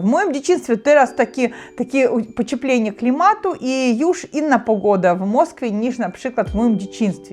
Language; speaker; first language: Polish; non-native, learner; Russian